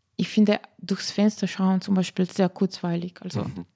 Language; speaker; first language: German; non-native, fluent; Slovenian